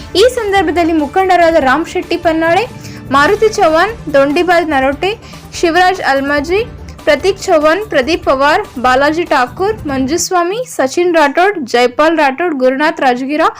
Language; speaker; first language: Kannada; native; Kannada